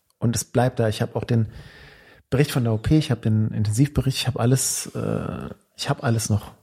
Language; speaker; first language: German; early bilingual, other home language; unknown